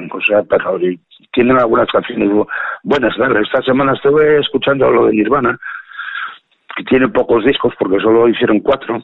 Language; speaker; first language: Spanish; native; Spanish